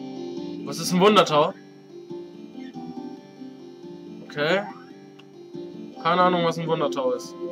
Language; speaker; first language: German; native; German